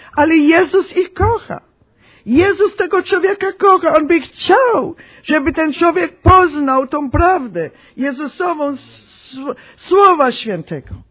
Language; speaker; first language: Polish; early bilingual, heritage; Polish